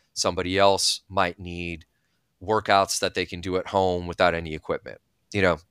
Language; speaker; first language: English; early bilingual, other home language; Bulgarian